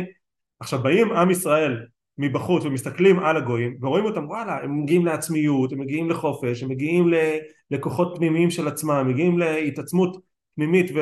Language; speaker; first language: Hebrew; native; Hebrew